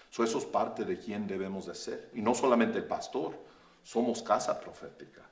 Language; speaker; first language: Spanish; early bilingual, other home language; English